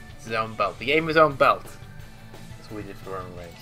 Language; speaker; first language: English; native; English